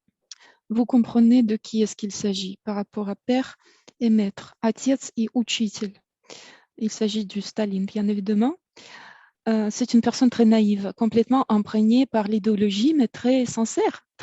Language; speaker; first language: French; non-native, fluent; Russian